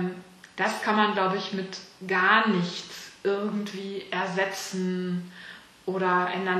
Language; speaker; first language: German; native; German